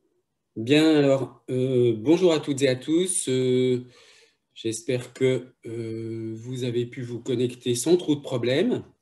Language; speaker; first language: French; native; French